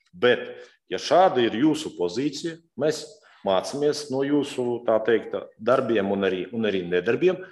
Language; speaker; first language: Latvian; non-native, local second language; Russian